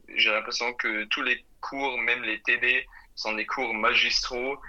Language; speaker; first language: French; non-native, fluent; German